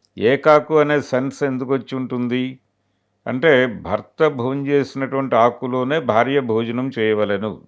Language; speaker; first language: Telugu; native; Telugu